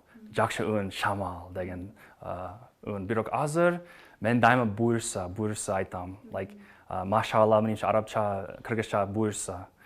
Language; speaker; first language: Kyrgyz; non-native, learner; English